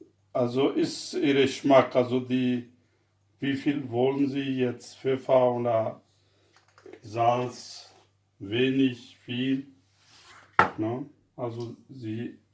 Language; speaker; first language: German; non-native, fluent; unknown